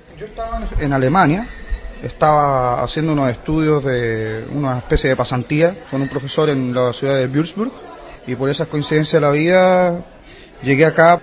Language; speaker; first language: Spanish; native; Spanish